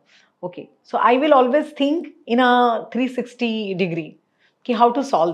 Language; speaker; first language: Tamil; non-native, learner; Marathi